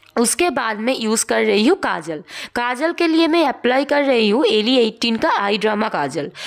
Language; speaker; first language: Hindi; non-native, local second language; Bangla